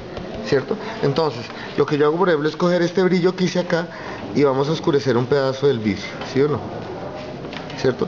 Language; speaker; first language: Spanish; native; Spanish